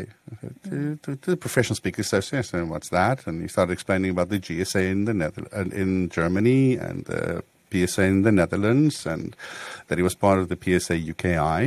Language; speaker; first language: English; native; English